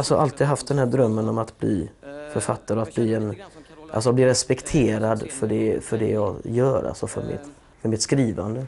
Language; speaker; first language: Swedish; native; Swedish